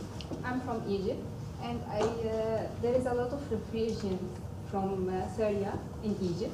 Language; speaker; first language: English; non-native, fluent; Arabic